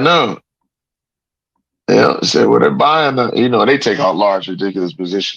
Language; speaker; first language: English; native; English